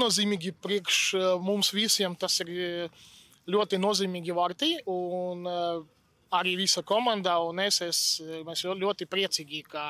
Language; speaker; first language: Latvian; non-native, local second language; Russian